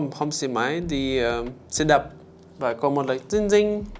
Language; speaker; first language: Vietnamese; non-native, learner; English